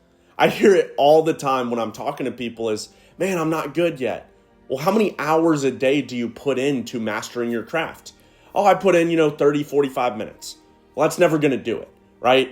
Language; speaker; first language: English; native; English